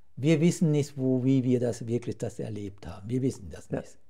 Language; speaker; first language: German; non-native, fluent; Sinhala